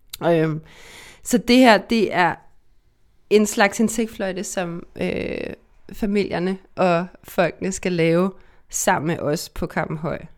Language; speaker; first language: Danish; native; Danish